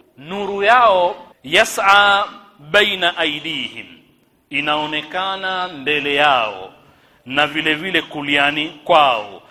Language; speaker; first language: Swahili; native; Swahili